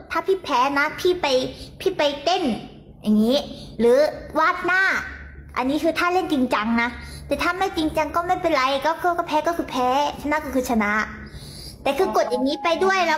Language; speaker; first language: Thai; early bilingual, other home language; Korean